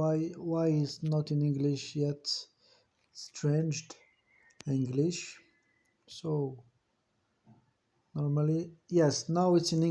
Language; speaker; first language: English; non-native, fluent; French